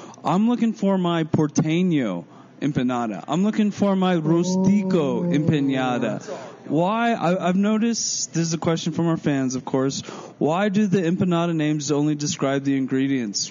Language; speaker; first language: English; native; English